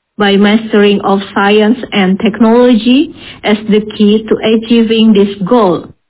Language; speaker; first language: English; non-native, fluent; Indonesian